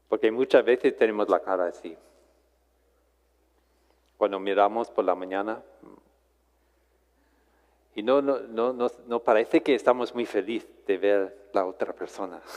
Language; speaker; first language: Spanish; non-native, fluent; English